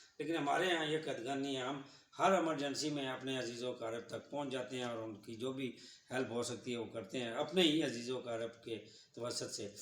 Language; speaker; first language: Urdu; non-native, local second language; Punjabi